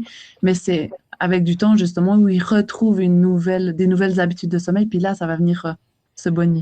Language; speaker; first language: French; native; French